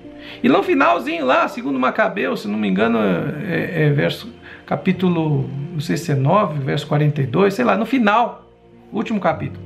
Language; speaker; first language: Portuguese; native; Portuguese